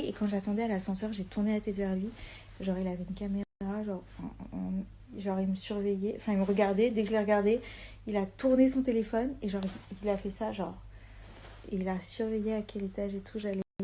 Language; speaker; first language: French; native; French